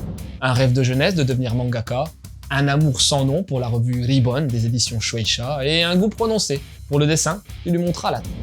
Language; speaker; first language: French; native; French